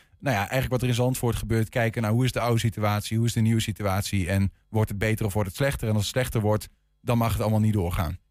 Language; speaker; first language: Dutch; native; Dutch